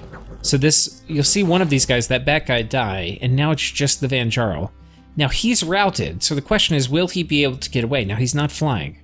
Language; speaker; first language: English; native; English